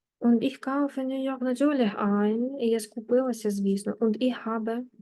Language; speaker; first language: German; non-native, fluent; Ukrainian